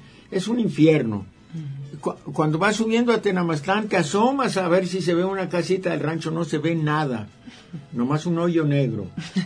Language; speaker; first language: Spanish; native; Spanish